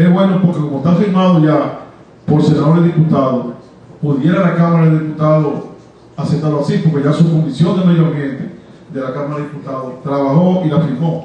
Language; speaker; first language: Spanish; native; Spanish